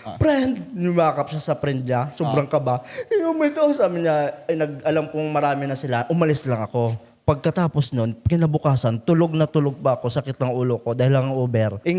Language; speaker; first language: Filipino; native; Filipino